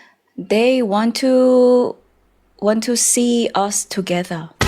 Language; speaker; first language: English; non-native, learner; Thai